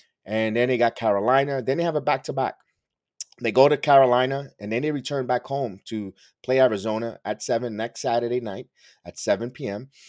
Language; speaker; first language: English; early bilingual, other home language; Spanish